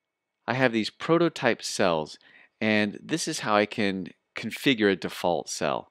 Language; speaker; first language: English; native; English